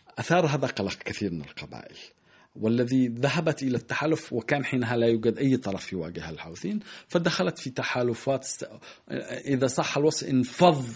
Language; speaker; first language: Arabic; native; Arabic